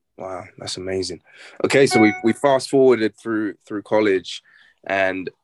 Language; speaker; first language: English; native; English